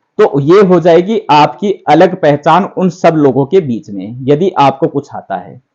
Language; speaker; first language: Hindi; native; Hindi